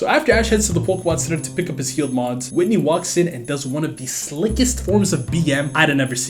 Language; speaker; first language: English; native; English